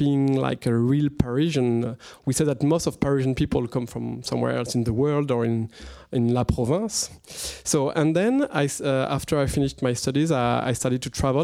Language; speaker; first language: English; non-native, fluent; French